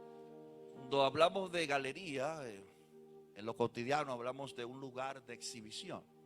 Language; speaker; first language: Spanish; native; Spanish